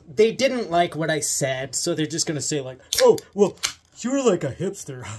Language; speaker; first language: English; native; English